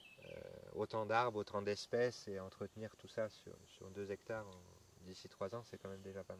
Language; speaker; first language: French; native; French